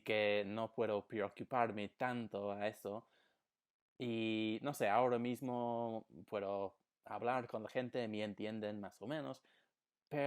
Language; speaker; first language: Spanish; non-native, fluent; English